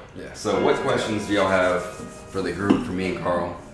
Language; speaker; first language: English; native; English